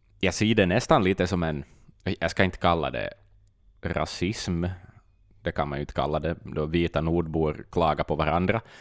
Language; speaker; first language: Swedish; native; Swedish